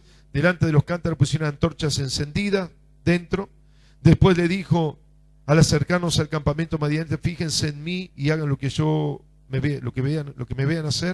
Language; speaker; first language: Spanish; native; Spanish